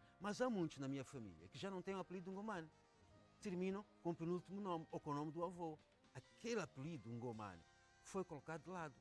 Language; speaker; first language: Portuguese; non-native, local second language; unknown